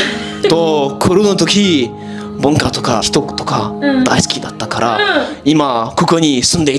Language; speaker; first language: Japanese; non-native, learner; French